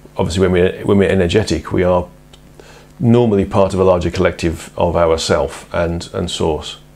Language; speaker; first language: English; native; English